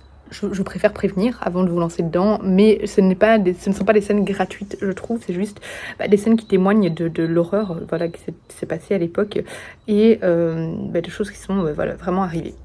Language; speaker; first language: French; native; French